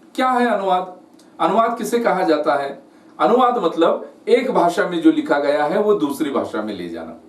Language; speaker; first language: Hindi; non-native, local second language; Marathi